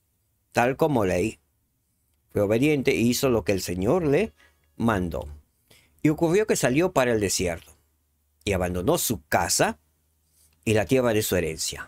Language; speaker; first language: Spanish; native; Spanish